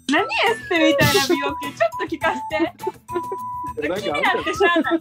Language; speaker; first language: Japanese; native; Japanese